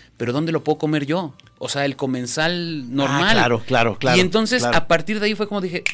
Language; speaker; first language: Spanish; native; Spanish